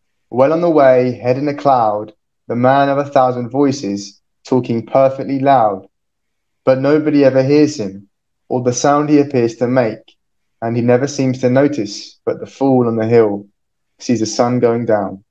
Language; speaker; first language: English; native; English